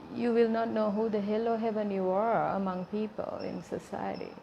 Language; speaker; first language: English; non-native, local second language; Sinhala